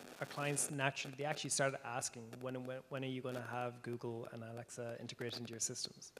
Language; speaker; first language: English; native; English